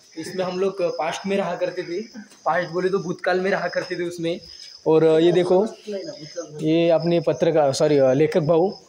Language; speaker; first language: Hindi; non-native, local second language; Marathi